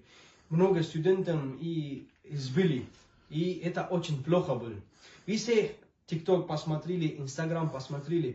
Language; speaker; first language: Russian; non-native, learner; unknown